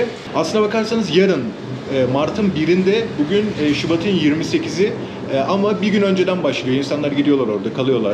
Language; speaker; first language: Turkish; native; Turkish